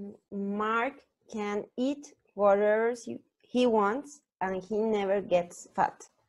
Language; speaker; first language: English; non-native, learner; Spanish